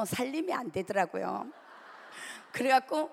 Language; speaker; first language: Korean; native; Korean